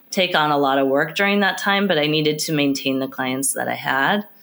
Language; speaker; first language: English; native; English